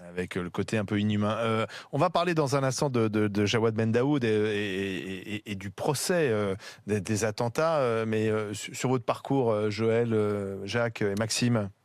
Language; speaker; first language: French; native; French